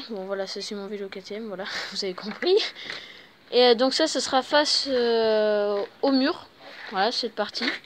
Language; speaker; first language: French; native; French